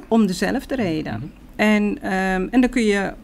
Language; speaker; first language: Dutch; native; Dutch